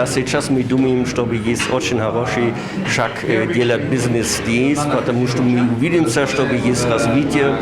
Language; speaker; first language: Russian; non-native, learner; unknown